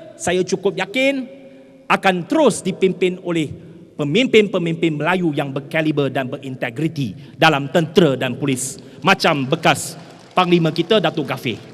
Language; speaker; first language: Malay; non-native, local second language; Chinese